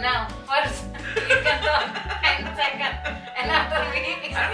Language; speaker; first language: English; non-native, learner; Indonesian